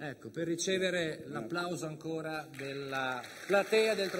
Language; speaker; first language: Italian; native; Italian